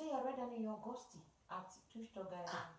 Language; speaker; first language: Swedish; non-native, fluent; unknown